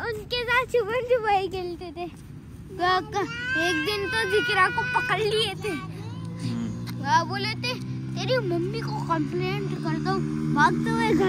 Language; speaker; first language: Hindi; native; Hindi